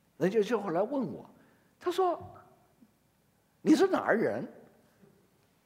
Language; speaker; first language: Chinese; native; Chinese